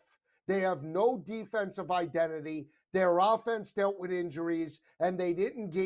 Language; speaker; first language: English; native; English